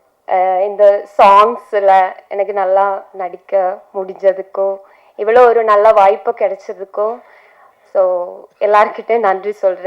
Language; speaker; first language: Tamil; non-native, learner; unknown